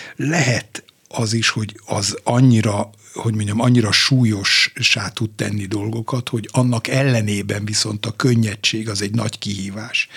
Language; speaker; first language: Hungarian; non-native, fluent; Turkish